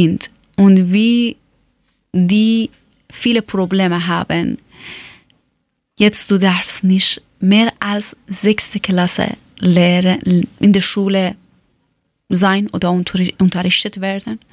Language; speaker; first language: German; non-native, learner; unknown